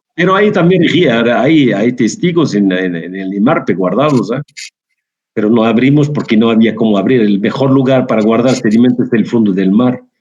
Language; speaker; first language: Spanish; non-native, fluent; Arabic